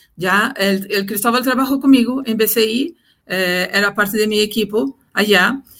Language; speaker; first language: Spanish; non-native, fluent; Portuguese